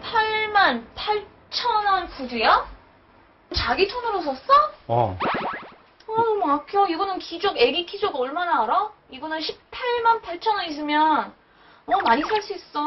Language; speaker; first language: Korean; non-native, learner; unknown